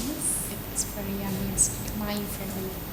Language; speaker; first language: English; non-native, learner; Indonesian